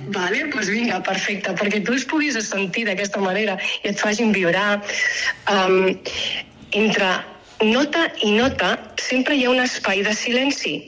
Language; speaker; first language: Catalan; native; Catalan